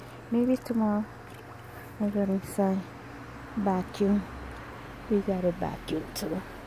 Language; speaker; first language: English; non-native, learner; Spanish